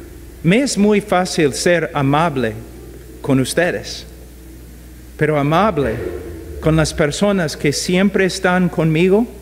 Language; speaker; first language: Spanish; non-native, fluent; English